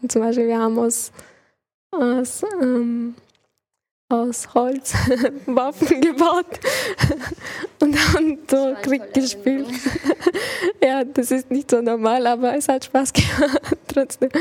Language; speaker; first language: German; early bilingual, other home language; Chechen